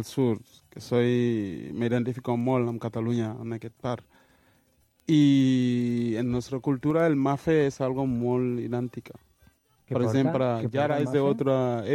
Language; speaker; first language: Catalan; non-native, learner; Mandingo